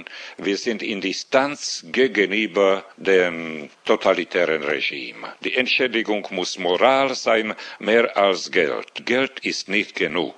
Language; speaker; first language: German; non-native, fluent; Slovak